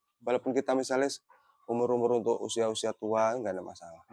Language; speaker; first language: Indonesian; non-native, local second language; Javanese